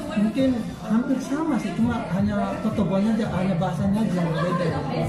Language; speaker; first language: Indonesian; native; Indonesian